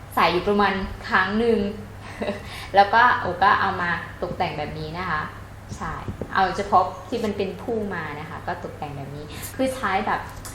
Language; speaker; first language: Thai; native; Thai